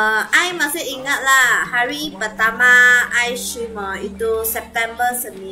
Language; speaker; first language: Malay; non-native, local second language; Cantonese